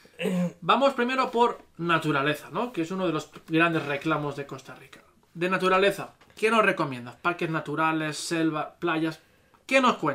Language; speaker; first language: Spanish; native; Spanish